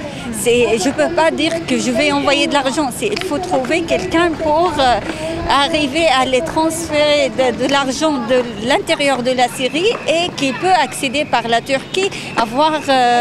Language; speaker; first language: French; non-native, fluent; Arabic